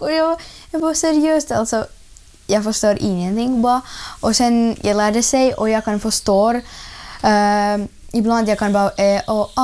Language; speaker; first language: Swedish; early bilingual, other home language; Ukrainian